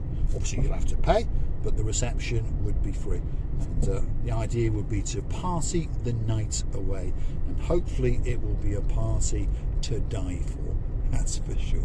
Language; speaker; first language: English; native; English